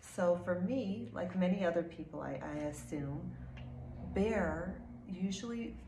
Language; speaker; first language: English; native; English